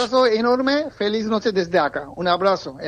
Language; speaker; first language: Spanish; non-native, learner; Bangla